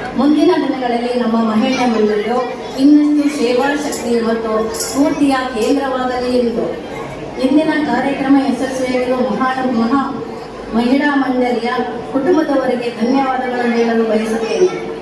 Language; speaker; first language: Kannada; native; Kannada